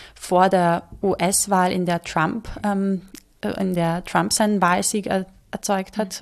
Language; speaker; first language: German; native; German